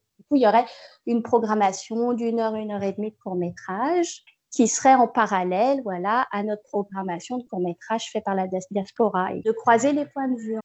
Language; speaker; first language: French; native; French